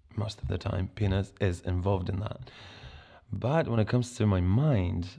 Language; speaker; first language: English; non-native, fluent; Polish